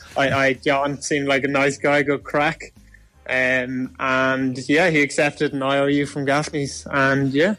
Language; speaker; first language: English; native; English